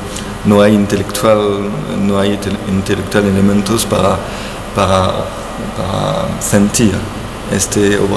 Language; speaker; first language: Spanish; non-native, learner; French